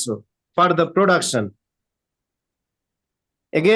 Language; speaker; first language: English; non-native, learner; Nepali